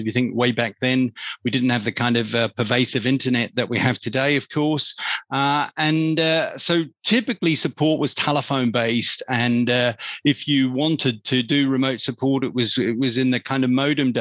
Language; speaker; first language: English; native; English